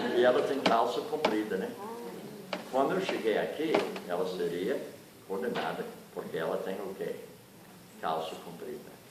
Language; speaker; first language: Portuguese; non-native, fluent; English